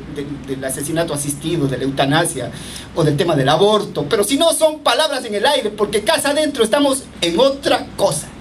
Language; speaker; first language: Spanish; native; Spanish